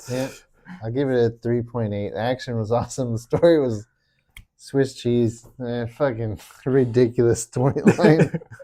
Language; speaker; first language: English; native; English